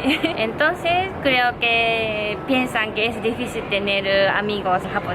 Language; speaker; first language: Spanish; non-native, learner; Japanese